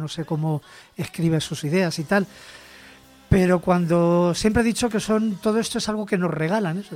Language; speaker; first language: Spanish; native; Spanish